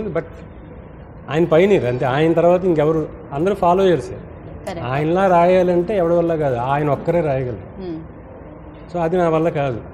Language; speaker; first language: Telugu; native; Telugu